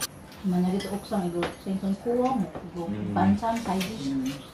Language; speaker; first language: Korean; non-native, learner; Filipino